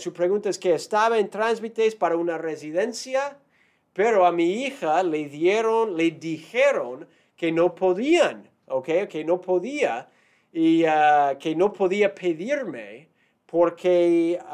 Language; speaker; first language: Spanish; non-native, fluent; English